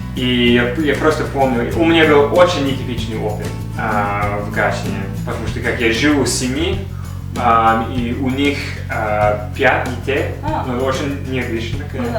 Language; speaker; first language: Russian; non-native, learner; English